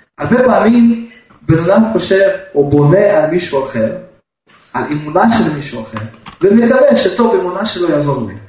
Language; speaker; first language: Hebrew; non-native, fluent; Russian